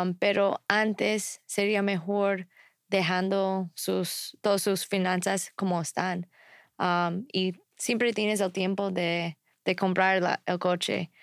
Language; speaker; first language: Spanish; non-native, fluent; English